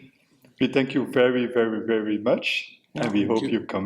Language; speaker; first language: English; non-native, fluent; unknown